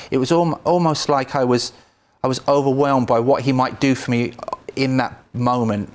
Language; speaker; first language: English; native; English